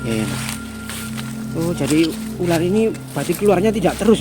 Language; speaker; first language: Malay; non-native, local second language; Javanese